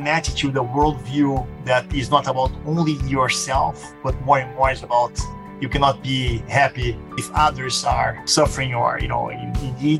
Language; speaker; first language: English; non-native, fluent; Portuguese